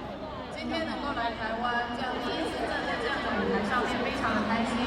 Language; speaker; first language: Chinese; native; Chinese